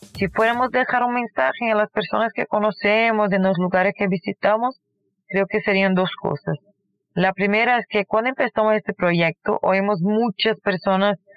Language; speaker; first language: Spanish; non-native, fluent; Portuguese